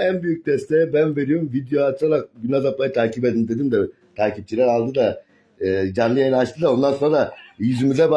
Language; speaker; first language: Turkish; native; Turkish